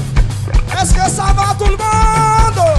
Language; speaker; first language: French; non-native, local second language; Malagasy